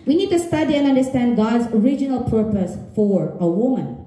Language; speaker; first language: English; non-native, local second language; Filipino